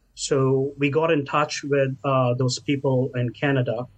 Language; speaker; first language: English; non-native, local second language; Hindi